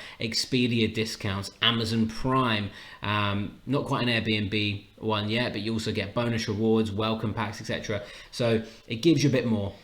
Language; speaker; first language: English; native; English